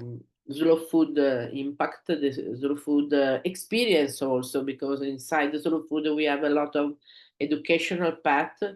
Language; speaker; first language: English; non-native, learner; Italian